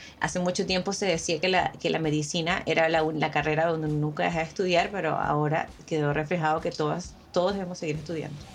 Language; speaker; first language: Spanish; native; Spanish